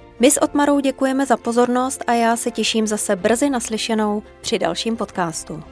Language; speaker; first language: Czech; native; Czech